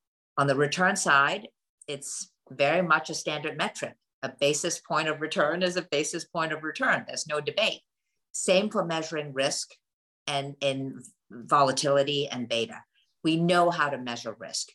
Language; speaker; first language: English; non-native, local second language; Cantonese